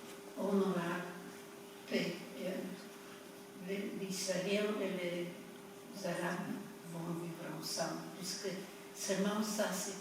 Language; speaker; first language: French; non-native, fluent; Polish